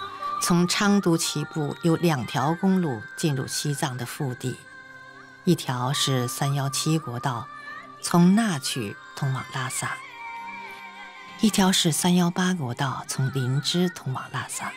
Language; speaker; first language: Chinese; native; Chinese